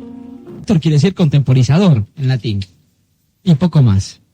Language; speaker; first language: Spanish; native; Spanish